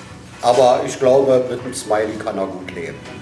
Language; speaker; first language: German; native; German